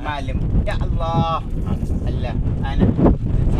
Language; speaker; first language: Arabic; non-native, learner; Bangla